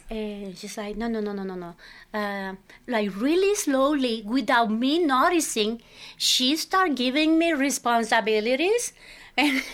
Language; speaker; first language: English; non-native, fluent; Spanish